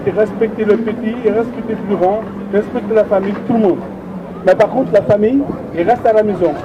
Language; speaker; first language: French; non-native, learner; Turkish